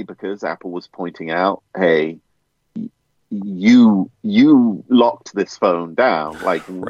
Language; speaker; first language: English; native; English